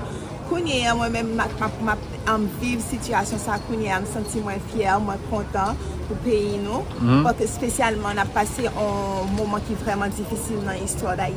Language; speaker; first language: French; non-native, local second language; Haitian Creole